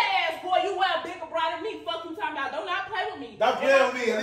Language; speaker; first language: English; native; English